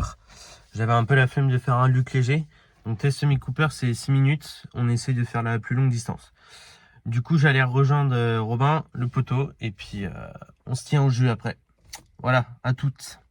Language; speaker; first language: French; native; French